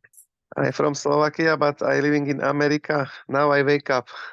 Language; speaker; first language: English; non-native, learner; Slovak